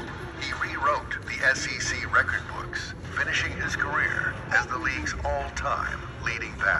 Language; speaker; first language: English; native; English